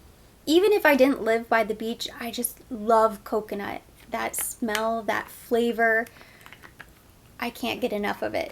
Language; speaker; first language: English; native; English